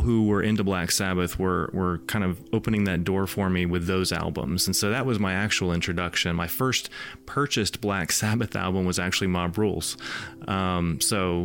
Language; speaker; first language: English; native; English